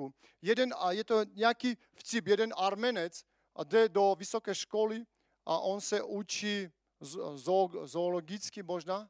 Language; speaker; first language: Czech; non-native, fluent; Armenian